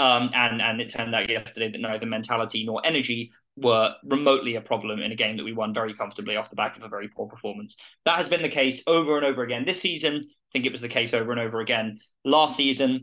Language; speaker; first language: English; native; English